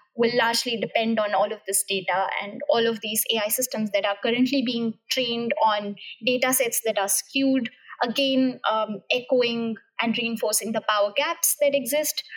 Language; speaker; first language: English; non-native, local second language; Hindi